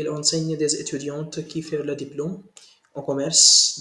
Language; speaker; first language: French; non-native, learner; Hindi